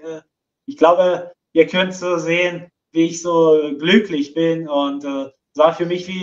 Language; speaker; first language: German; non-native, fluent; Portuguese